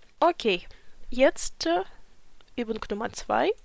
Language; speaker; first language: German; non-native, fluent; Ukrainian